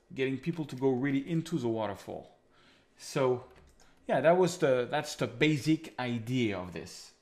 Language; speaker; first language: English; non-native, fluent; French